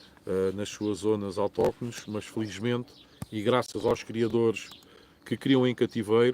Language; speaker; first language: Portuguese; native; Portuguese